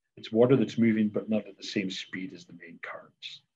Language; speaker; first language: English; native; English